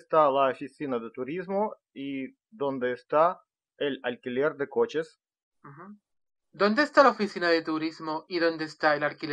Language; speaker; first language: Spanish; non-native, learner; Russian